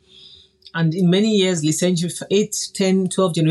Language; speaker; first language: English; non-native, local second language; Yoruba